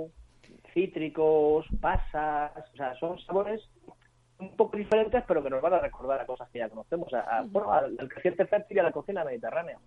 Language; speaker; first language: Spanish; native; Spanish